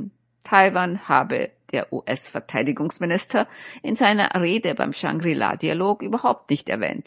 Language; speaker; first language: German; native; German